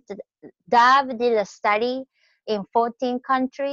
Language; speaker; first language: English; non-native, fluent; Japanese